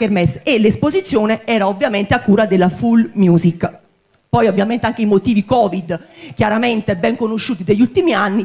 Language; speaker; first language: Italian; native; Italian